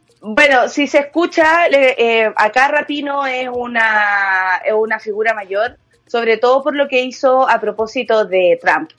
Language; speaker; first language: Spanish; native; Spanish